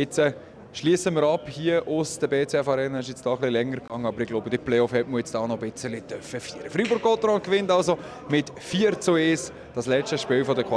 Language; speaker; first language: German; native; German